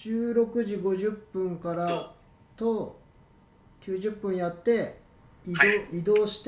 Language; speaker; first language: Japanese; native; Japanese